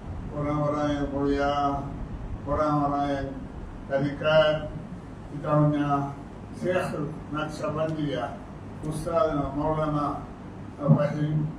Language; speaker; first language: Indonesian; non-native, learner; Tamil